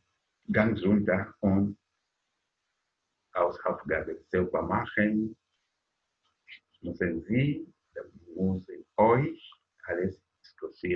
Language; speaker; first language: German; non-native, learner; English